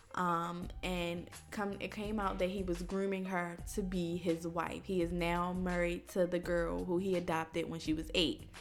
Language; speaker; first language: English; native; English